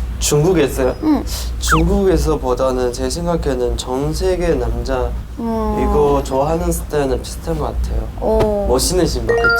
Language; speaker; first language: Korean; non-native, fluent; Chinese